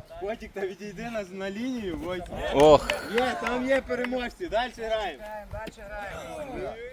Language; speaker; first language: Ukrainian; native; Ukrainian